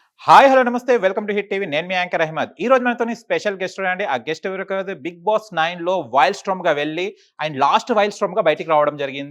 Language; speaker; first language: Telugu; native; Telugu